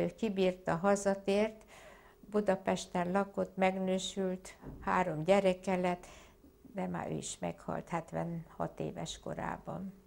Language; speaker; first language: Hungarian; native; Hungarian